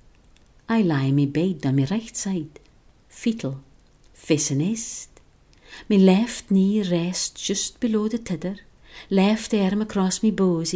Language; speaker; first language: English; non-native, local second language; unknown